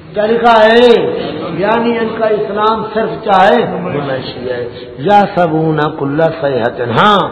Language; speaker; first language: Urdu; non-native, local second language; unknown